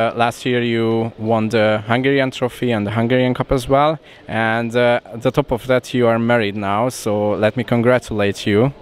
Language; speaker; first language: English; non-native, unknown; Hungarian